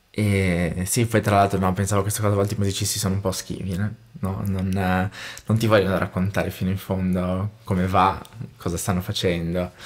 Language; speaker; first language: Italian; non-native, fluent; Portuguese